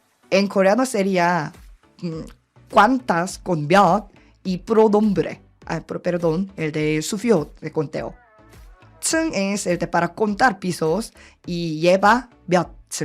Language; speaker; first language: Spanish; non-native, learner; Korean